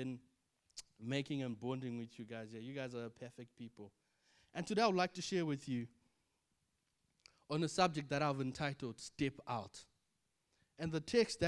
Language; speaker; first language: English; non-native, local second language; Shona